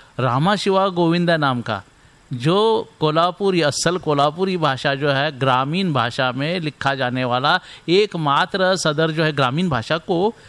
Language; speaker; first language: Hindi; non-native, local second language; Marathi